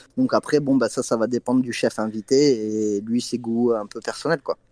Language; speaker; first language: French; non-native, fluent; English